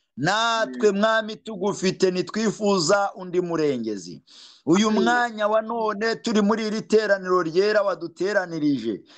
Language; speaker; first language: Kinyarwanda; native; Kinyarwanda